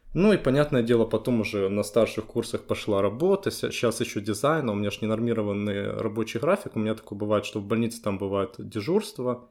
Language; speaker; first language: Russian; native; Russian